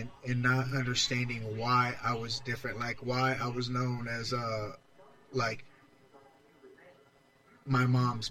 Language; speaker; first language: English; native; English